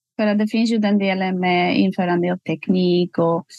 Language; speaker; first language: Swedish; non-native, fluent; Spanish